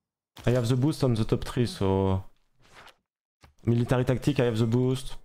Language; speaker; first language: English; non-native, learner; French